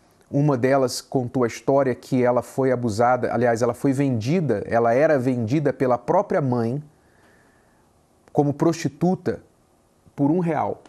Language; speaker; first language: Portuguese; native; Portuguese